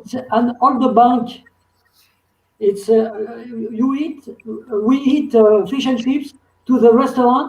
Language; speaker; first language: English; non-native, learner; French